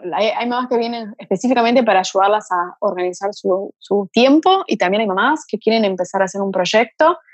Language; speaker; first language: Spanish; early bilingual, other home language; Portuguese